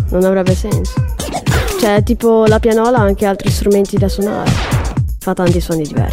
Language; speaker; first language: Italian; native; Italian